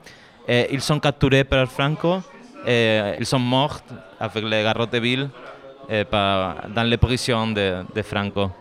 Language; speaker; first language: French; non-native, fluent; Spanish